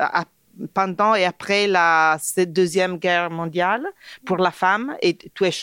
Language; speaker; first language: French; non-native, fluent; Italian